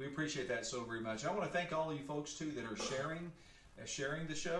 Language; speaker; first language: English; native; English